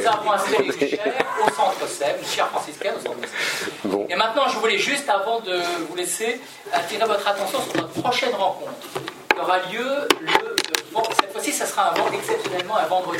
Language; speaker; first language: French; native; French